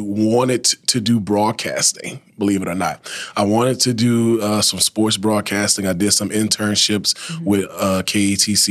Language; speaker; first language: English; native; English